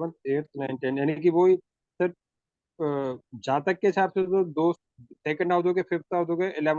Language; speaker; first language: Hindi; native; Hindi